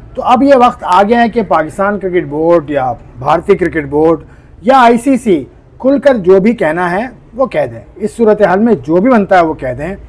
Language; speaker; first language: Urdu; native; Urdu